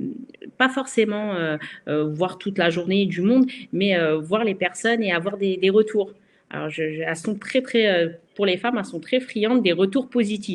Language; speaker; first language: French; native; French